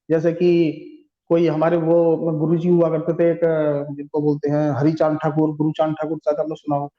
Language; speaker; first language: Hindi; non-native, local second language; Bangla